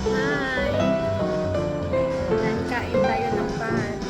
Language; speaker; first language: Filipino; non-native, local second language; Cebuano